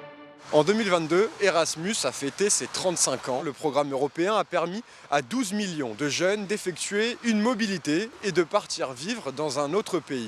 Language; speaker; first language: French; native; French